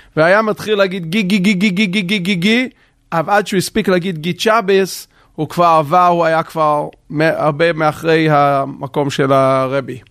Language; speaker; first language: Hebrew; non-native, local second language; Yiddish